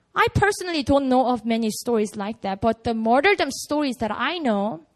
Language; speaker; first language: English; non-native, fluent; Korean